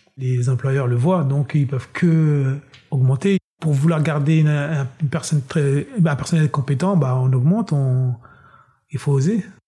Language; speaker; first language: French; early bilingual, other home language; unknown